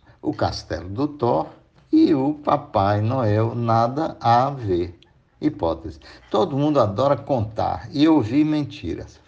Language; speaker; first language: Portuguese; native; Portuguese